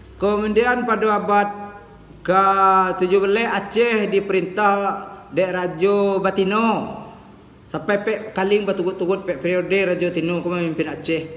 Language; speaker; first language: Malay; non-native, local second language; Minangkabau